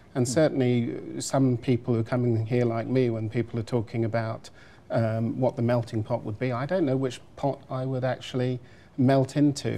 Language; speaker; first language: English; native; English